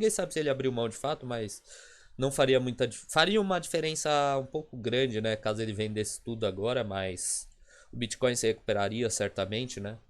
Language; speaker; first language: Portuguese; native; Portuguese